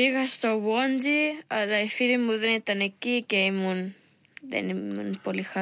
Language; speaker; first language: Greek; early bilingual, heritage; Greek